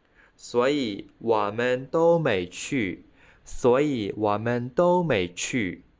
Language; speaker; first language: Chinese; non-native, fluent; Khmer